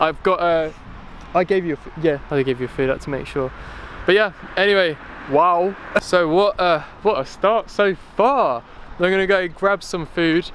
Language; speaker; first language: English; native; English